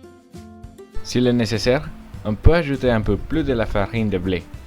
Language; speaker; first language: French; non-native, learner; Spanish